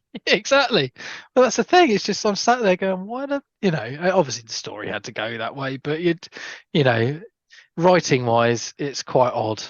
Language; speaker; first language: English; native; English